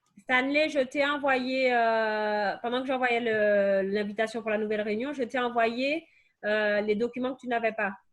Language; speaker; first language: French; native; French